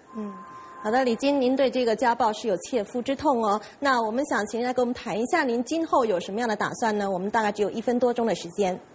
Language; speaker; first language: Chinese; non-native, fluent; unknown